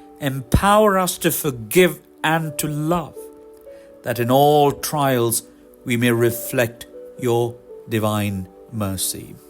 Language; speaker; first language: English; non-native, local second language; Malayalam